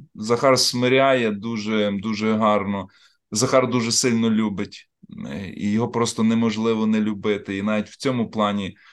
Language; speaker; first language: Ukrainian; native; Ukrainian